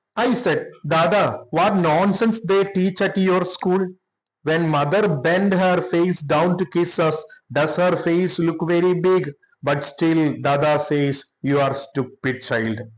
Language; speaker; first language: English; non-native, local second language; Malayalam